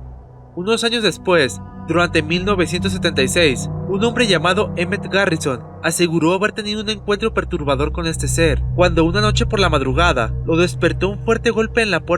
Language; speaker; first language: Spanish; native; Spanish